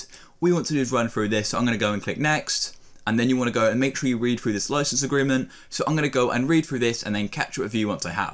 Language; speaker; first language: English; native; English